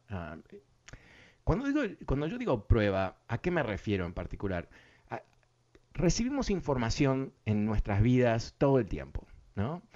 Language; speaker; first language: Spanish; early bilingual, other home language; English